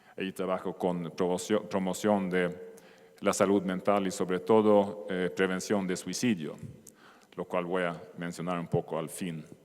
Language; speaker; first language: Spanish; non-native, fluent; Swedish